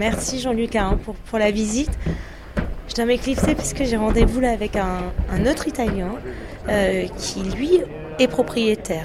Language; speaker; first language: French; native; French